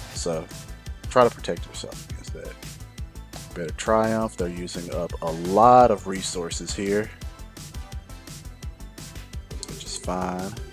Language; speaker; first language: English; native; English